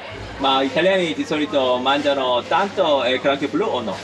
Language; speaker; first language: Italian; non-native, learner; Korean